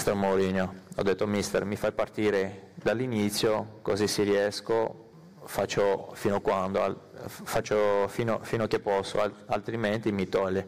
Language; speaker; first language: Italian; non-native, fluent; Armenian